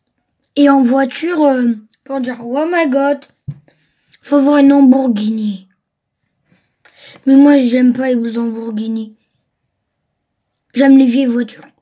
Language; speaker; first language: French; early bilingual, other home language; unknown